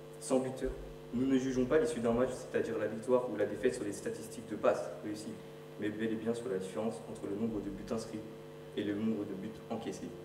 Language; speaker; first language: French; native; French